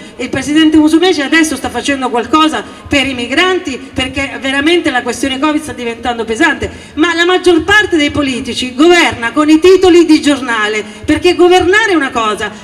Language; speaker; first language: Italian; native; Italian